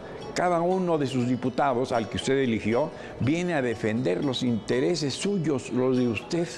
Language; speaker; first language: Spanish; native; Spanish